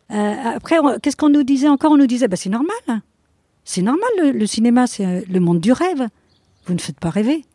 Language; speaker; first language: French; non-native, fluent; Spanish